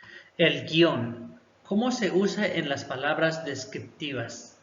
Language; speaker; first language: Spanish; non-native, local second language; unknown